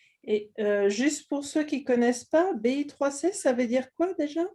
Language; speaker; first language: French; native; French